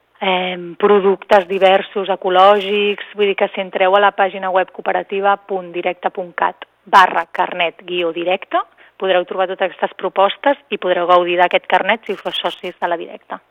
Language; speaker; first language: Catalan; native; Catalan